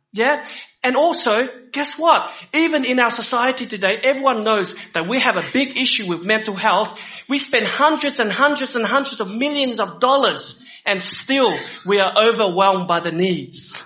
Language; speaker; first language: English; early bilingual, other home language; Vietnamese